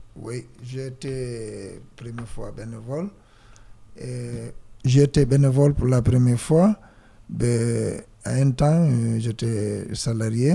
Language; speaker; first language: French; non-native, learner; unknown